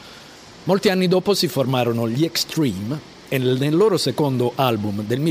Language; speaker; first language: Italian; native; Italian